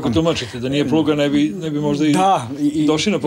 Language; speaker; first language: Bosnian; native; Bosnian